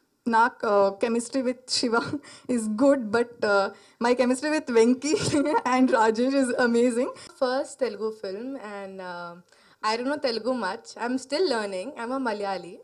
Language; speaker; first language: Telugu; non-native, learner; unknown